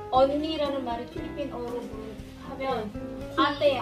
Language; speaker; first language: Korean; non-native, fluent; Filipino